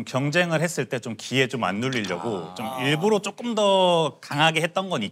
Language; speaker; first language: Korean; native; Korean